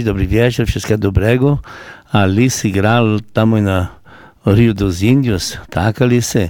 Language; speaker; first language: Polish; early bilingual, heritage; Portuguese